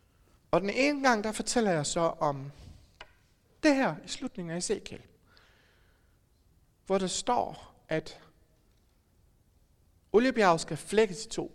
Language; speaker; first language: Danish; native; Danish